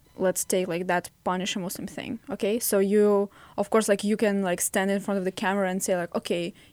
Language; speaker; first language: English; non-native, fluent; Russian